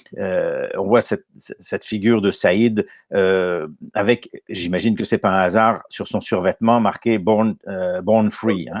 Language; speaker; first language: French; native; French